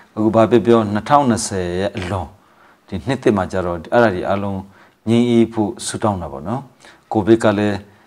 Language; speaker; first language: Burmese; non-native, local second language; Hakha Chin